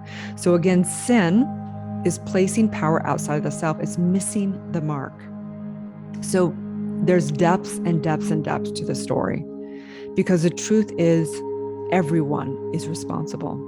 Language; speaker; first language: English; native; English